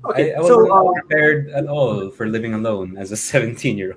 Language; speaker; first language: English; non-native, local second language; Filipino